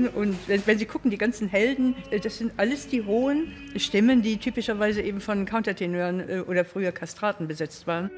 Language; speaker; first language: German; native; German